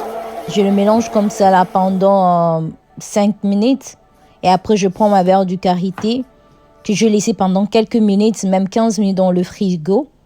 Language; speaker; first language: French; non-native, fluent; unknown